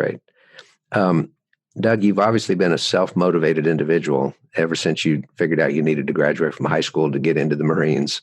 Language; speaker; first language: English; native; English